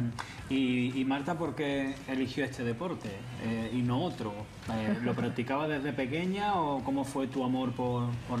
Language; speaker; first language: Spanish; native; Spanish